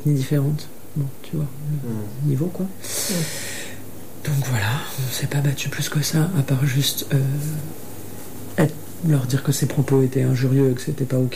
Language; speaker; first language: French; native; French